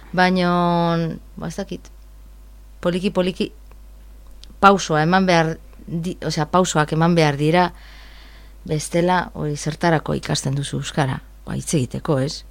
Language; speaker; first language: Basque; non-native, learner; Galician